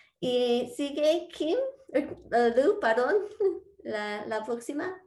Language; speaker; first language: Spanish; non-native, fluent; English